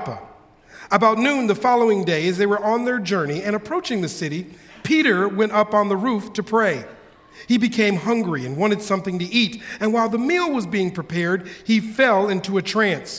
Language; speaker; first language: English; native; English